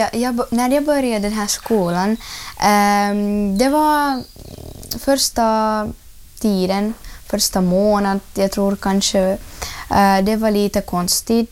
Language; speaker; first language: Swedish; non-native, learner; Ukrainian